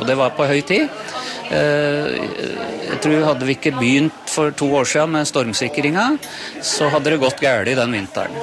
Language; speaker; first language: Norwegian; native; Norwegian